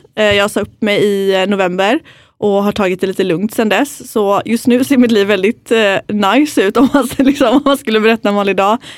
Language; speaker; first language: Swedish; native; Swedish